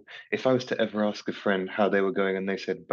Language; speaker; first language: English; native; English